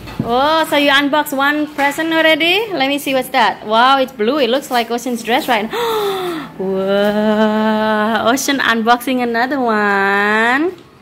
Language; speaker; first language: English; non-native, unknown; Javanese